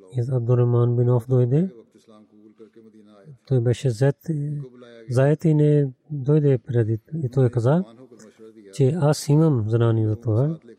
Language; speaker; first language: Bulgarian; non-native, learner; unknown